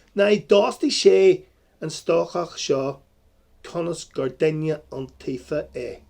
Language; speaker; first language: Irish; non-native, local second language; English